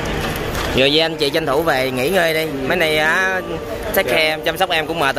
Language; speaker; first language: Vietnamese; native; Vietnamese